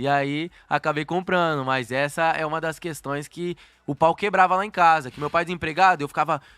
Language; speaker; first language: Portuguese; native; Portuguese